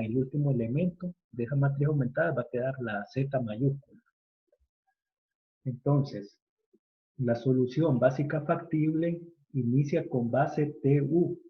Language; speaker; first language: Spanish; native; Spanish